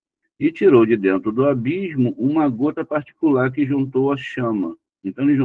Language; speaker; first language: Portuguese; native; Portuguese